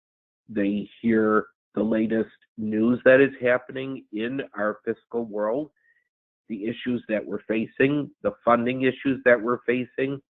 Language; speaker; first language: English; native; English